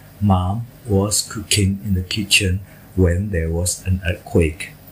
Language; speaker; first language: English; non-native, fluent; Indonesian